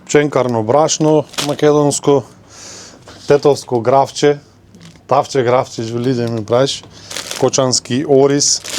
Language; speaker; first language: Macedonian; native; Macedonian